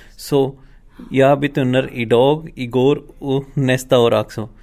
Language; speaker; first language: Swedish; non-native, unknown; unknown